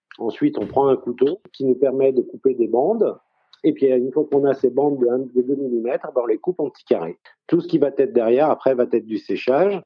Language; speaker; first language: French; native; French